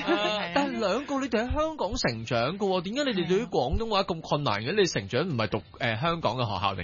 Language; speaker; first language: Cantonese; native; Cantonese